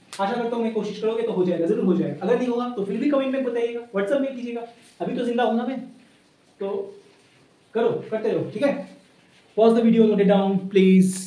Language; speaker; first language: Hindi; non-native, local second language; Bangla